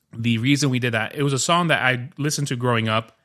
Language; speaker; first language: English; early bilingual, other home language; Spanish